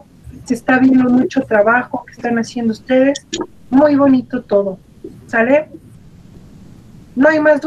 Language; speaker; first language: Spanish; native; Spanish